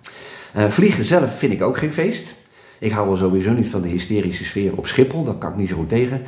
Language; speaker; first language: Dutch; native; Dutch